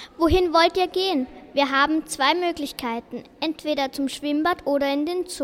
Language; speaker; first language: German; native; German